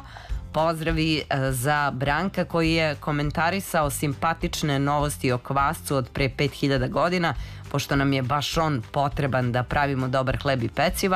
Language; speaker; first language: Serbian; native; Serbian